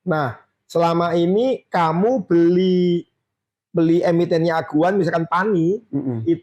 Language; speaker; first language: Indonesian; native; Indonesian